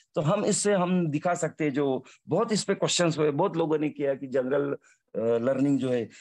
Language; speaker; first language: Hindi; non-native, local second language; Marathi